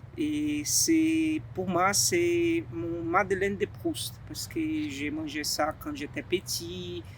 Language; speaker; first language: French; non-native, fluent; Portuguese